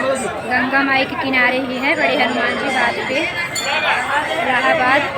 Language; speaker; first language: Hindi; non-native, local second language; Awadhi